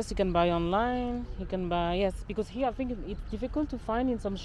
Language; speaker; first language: English; non-native, learner; French